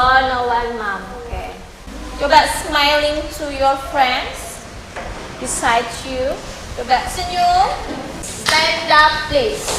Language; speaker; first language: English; non-native, learner; Indonesian